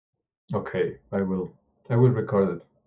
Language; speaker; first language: English; non-native, learner; Spanish